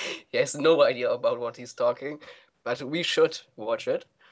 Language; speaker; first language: English; non-native, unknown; German